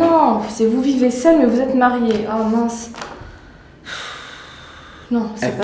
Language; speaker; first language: French; native; French